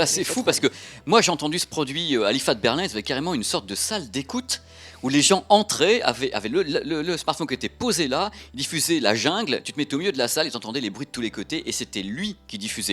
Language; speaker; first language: French; native; French